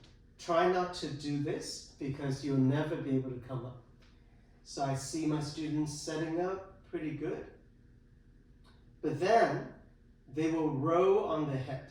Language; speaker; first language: English; native; English